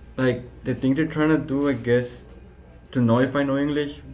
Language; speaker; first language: English; early bilingual, other home language; Spanish